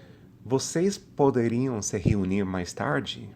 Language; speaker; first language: Portuguese; non-native, fluent; English